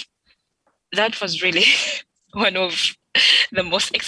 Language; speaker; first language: English; non-native, local second language; Ganda